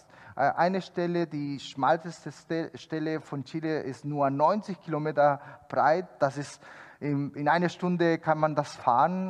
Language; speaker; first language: German; non-native, fluent; Spanish